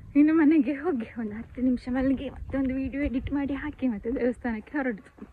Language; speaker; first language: Kannada; non-native, local second language; Tulu